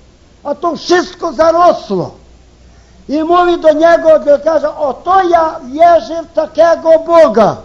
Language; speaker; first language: Polish; early bilingual, heritage; Ukrainian